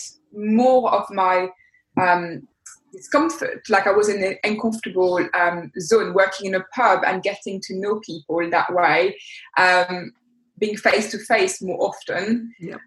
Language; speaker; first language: English; non-native, fluent; French